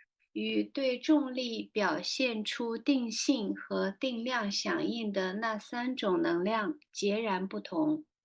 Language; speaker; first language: Chinese; native; Chinese